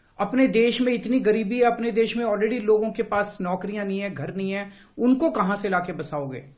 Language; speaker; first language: Hindi; native; Hindi